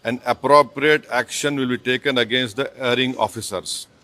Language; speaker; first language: English; non-native, local second language; Hindi